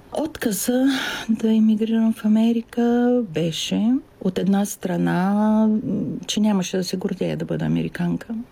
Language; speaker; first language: Bulgarian; native; Bulgarian